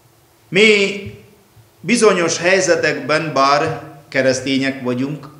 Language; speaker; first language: Hungarian; non-native, fluent; Malayalam